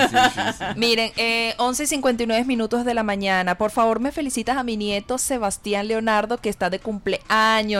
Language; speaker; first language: Spanish; native; Spanish